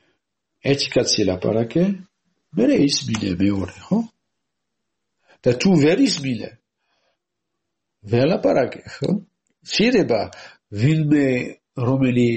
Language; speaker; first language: Georgian; non-native, learner; French